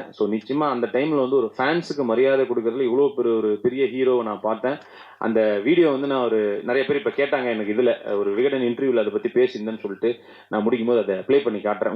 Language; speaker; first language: Tamil; native; Tamil